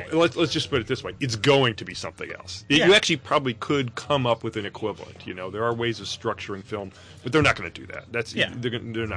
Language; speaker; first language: English; native; English